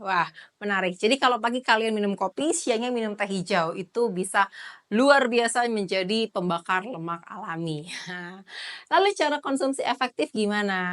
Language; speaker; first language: Indonesian; native; Indonesian